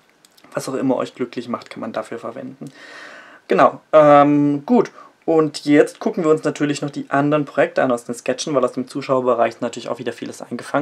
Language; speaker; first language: German; native; German